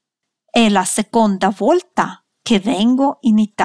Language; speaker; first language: Italian; non-native, fluent; Russian